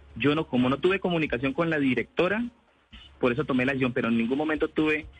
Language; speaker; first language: Spanish; native; Spanish